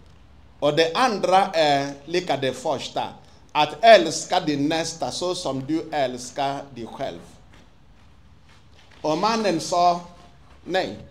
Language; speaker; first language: Swedish; non-native, fluent; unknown